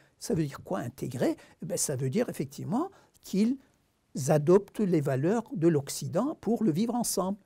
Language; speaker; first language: French; non-native, fluent; Turkish